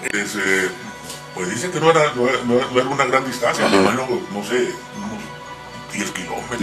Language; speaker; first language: Spanish; native; Spanish